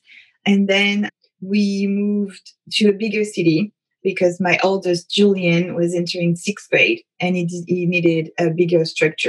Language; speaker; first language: English; non-native, fluent; French